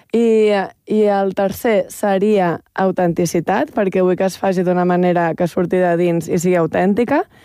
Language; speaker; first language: Catalan; native; Catalan